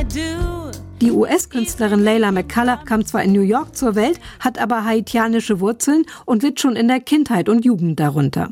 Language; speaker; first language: German; native; German